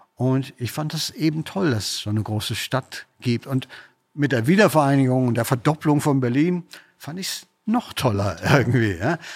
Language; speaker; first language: German; native; German